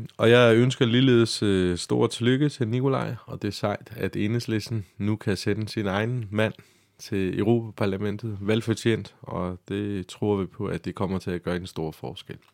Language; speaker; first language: Danish; non-native, fluent; Turkish